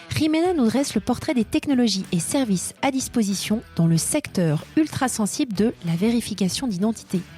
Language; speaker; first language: French; native; French